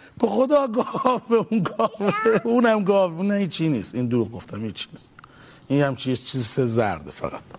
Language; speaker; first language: Persian; native; Persian